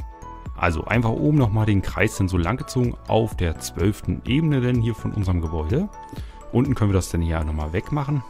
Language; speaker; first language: German; native; German